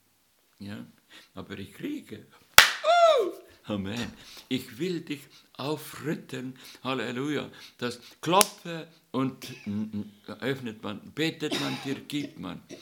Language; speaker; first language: German; non-native, learner; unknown